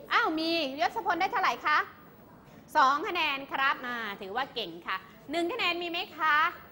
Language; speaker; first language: Thai; native; Thai